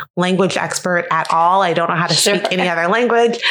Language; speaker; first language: English; native; English